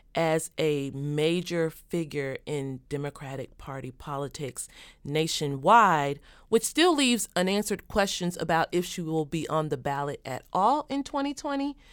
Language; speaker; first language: English; native; English